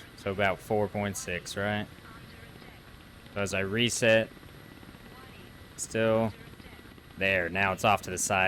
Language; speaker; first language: English; native; English